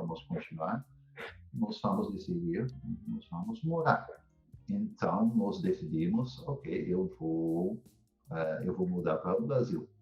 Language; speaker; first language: Portuguese; non-native, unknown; Dutch